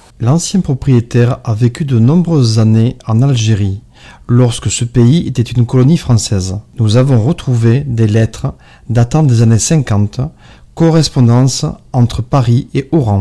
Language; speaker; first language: French; native; French